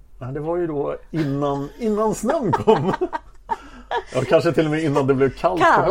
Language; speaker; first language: Swedish; native; Swedish